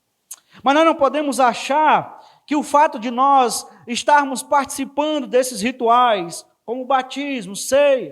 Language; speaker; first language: Portuguese; native; Portuguese